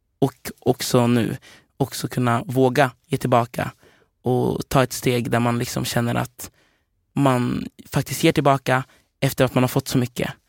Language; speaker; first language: Swedish; early bilingual, other home language; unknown